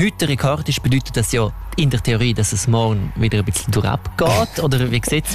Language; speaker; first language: German; native; German